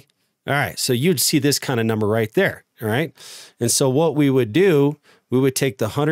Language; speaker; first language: English; native; English